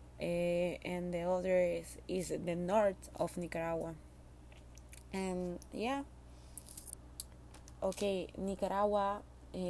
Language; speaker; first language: English; non-native, learner; Spanish